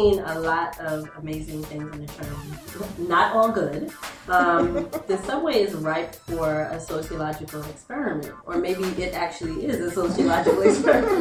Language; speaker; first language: English; native; English